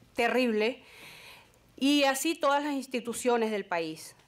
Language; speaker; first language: Spanish; native; Spanish